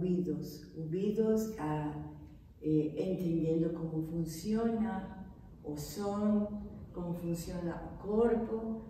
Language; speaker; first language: Portuguese; non-native, fluent; Spanish